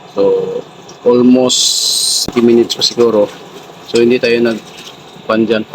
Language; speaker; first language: Filipino; non-native, local second language; Cebuano